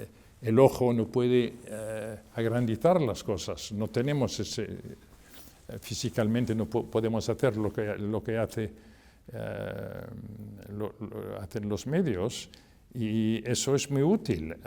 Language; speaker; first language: Spanish; non-native, fluent; French